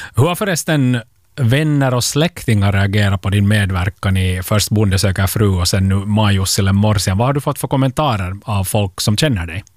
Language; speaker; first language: Swedish; native; Swedish